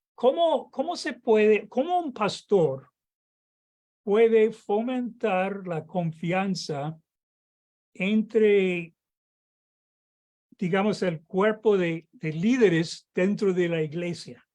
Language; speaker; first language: Spanish; non-native, fluent; English